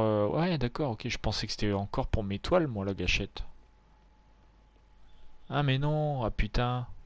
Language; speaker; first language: French; native; French